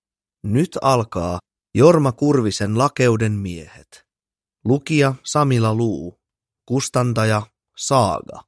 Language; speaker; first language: Finnish; native; Finnish